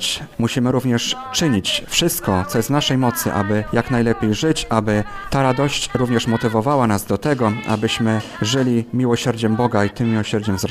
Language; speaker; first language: Polish; native; Polish